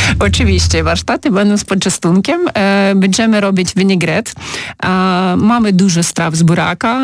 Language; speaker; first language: Polish; non-native, fluent; Ukrainian